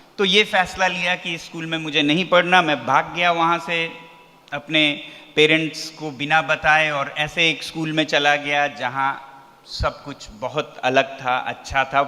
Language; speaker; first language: Hindi; non-native, local second language; Ladakhi